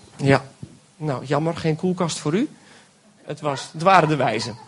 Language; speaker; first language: Dutch; native; Dutch